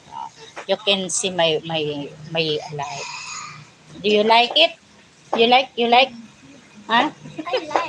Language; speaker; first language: English; non-native, learner; Filipino